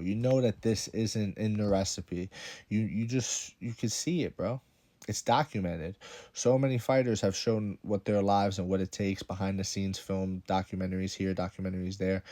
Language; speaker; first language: English; native; English